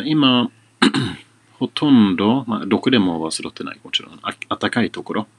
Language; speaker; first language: Japanese; non-native, fluent; Swedish